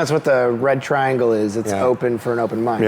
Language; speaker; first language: English; native; English